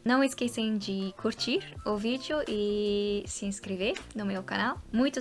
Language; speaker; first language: Portuguese; non-native, fluent; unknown